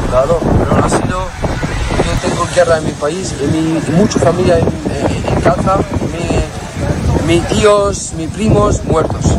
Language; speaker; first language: Spanish; non-native, learner; Arabic